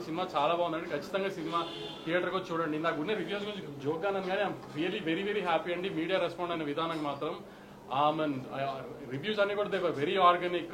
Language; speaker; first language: Telugu; native; Telugu